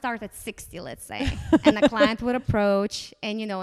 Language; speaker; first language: English; non-native, fluent; Romanian